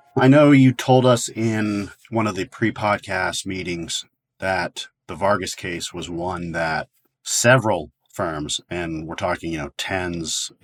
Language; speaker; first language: English; native; English